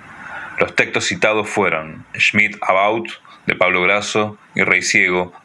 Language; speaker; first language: Spanish; native; Spanish